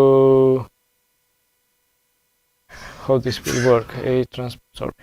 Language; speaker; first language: English; non-native, fluent; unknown